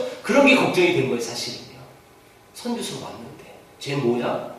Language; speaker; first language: Korean; native; Korean